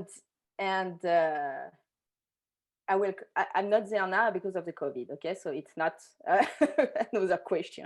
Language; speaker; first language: English; non-native, fluent; French